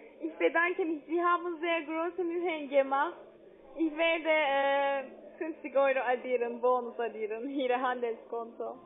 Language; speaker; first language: German; non-native, learner; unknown